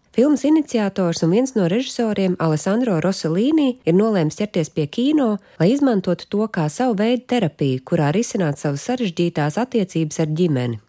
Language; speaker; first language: Latvian; native; Latvian